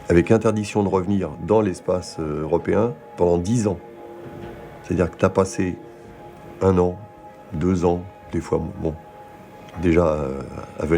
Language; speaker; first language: French; native; French